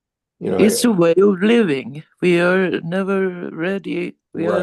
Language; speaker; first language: English; non-native, learner; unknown